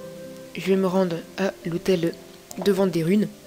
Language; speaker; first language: French; native; French